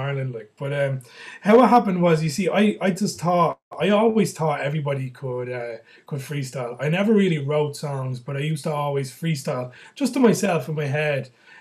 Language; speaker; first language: English; native; English